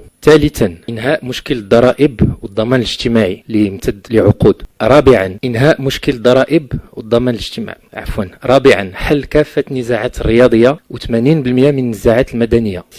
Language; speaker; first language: Arabic; native; Arabic